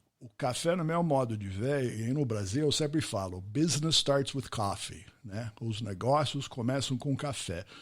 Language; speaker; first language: Portuguese; non-native, fluent; English